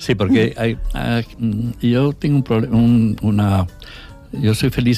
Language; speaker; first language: Catalan; non-native, local second language; Spanish